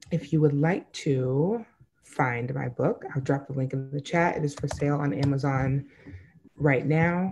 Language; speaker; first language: English; native; English